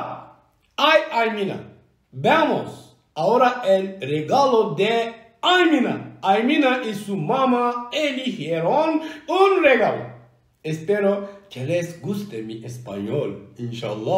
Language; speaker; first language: Spanish; non-native, learner; Turkish